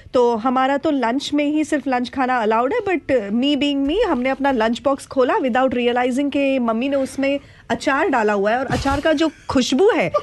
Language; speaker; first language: Hindi; non-native, local second language; Gujarati